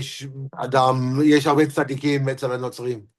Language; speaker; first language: Hebrew; non-native, fluent; English